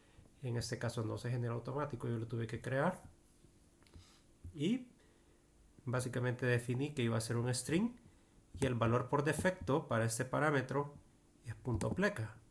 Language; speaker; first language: Spanish; native; Spanish